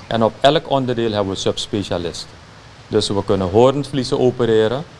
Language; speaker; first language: Dutch; native; Dutch